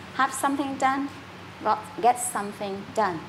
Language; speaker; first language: English; non-native, fluent; Vietnamese